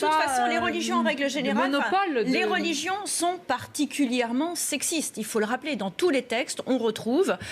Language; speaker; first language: French; native; French